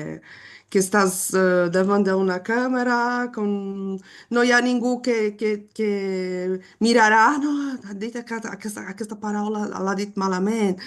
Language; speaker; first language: Catalan; non-native, fluent; Portuguese